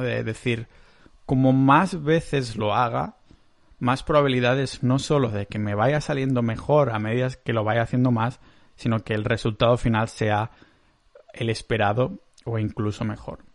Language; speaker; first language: Spanish; non-native, local second language; Catalan